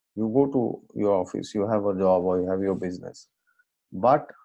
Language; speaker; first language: English; non-native, local second language; Assamese